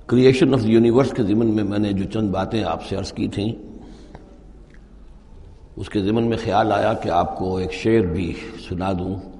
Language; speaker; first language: Urdu; native; Urdu